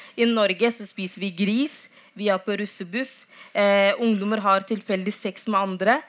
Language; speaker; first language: Norwegian; non-native, fluent; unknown